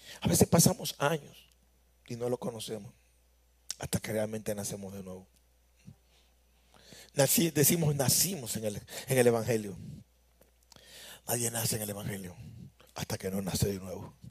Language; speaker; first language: Spanish; native; Spanish